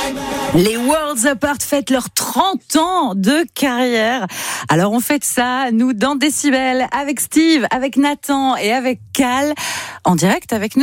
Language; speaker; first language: French; native; French